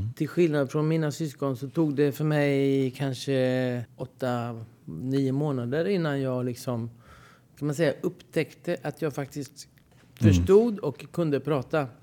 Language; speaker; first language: Swedish; native; Swedish